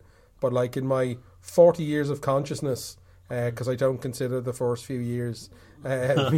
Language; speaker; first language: English; native; English